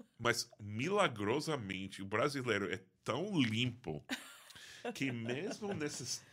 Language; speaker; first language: Portuguese; non-native, fluent; English